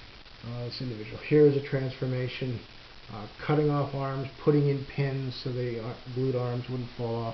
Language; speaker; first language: English; native; English